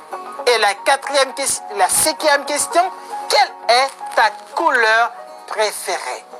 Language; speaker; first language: French; non-native, fluent; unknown